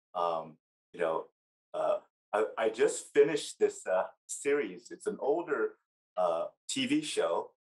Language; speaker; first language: English; native; English